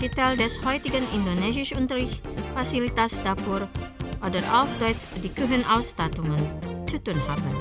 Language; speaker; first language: German; non-native, fluent; Indonesian